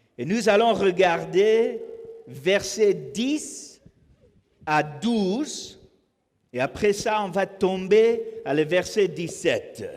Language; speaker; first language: French; non-native, learner; English